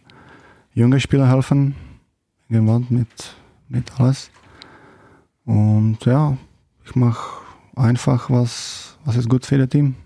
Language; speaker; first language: German; non-native, fluent; Czech